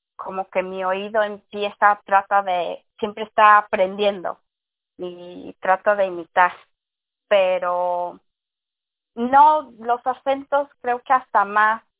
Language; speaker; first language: Spanish; early bilingual, heritage; English